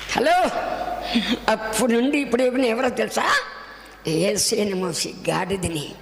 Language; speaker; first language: Telugu; non-native, local second language; Tamil